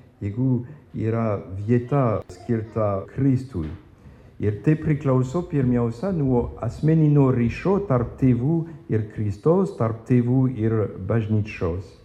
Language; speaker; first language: Lithuanian; non-native, fluent; French